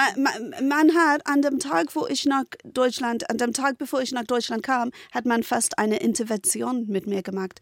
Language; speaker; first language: German; non-native, fluent; English